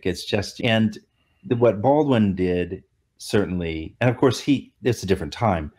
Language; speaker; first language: English; native; English